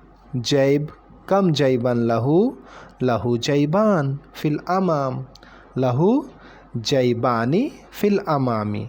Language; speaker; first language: Arabic; non-native, fluent; Bangla